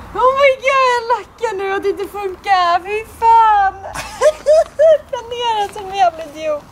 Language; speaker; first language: Swedish; native; Swedish